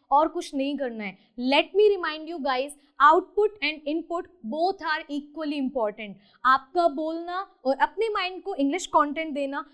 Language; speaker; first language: Hindi; native; Hindi